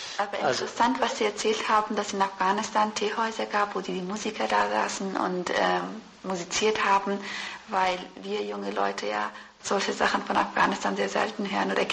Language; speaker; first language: German; early bilingual, other home language; Persian